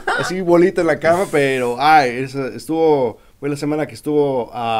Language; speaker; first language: Spanish; native; Spanish